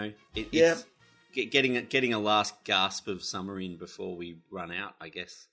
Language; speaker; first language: English; native; English